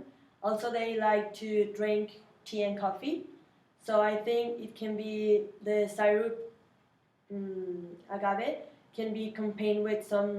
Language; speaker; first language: English; non-native, learner; Spanish